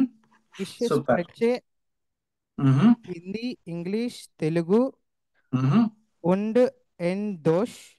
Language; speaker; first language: German; non-native, learner; Telugu